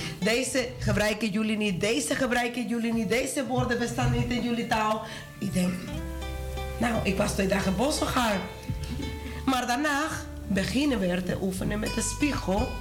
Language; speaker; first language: Dutch; non-native, learner; Spanish